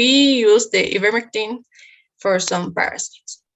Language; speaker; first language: English; non-native, learner; Spanish